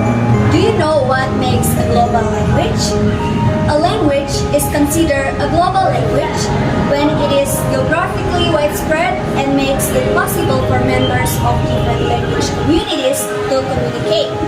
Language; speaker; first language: English; non-native, fluent; Indonesian